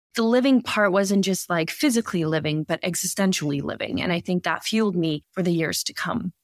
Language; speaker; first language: English; early bilingual, other home language; Bosnian